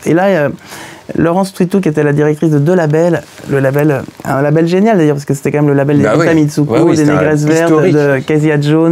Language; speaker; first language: French; native; French